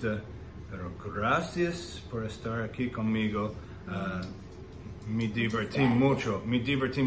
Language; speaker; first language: Spanish; non-native, learner; English